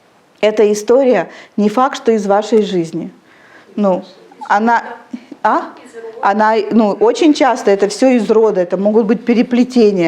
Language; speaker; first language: Russian; native; Russian